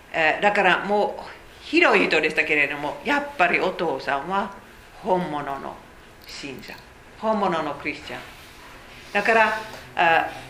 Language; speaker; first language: Japanese; non-native, fluent; Finnish